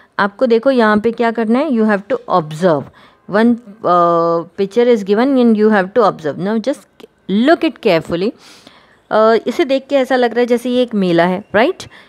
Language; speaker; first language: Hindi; non-native, local second language; Gujarati